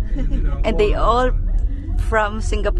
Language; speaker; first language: English; non-native, fluent; Cebuano